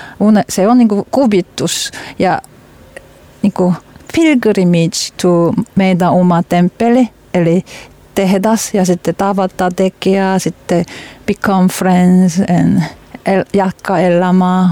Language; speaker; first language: Finnish; non-native, learner; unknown